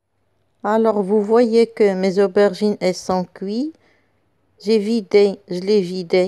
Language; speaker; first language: French; non-native, local second language; Arabic